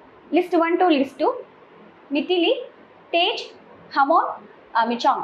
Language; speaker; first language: English; non-native, local second language; Tamil